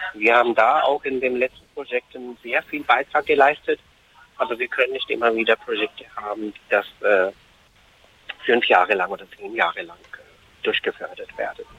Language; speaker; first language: German; non-native, fluent; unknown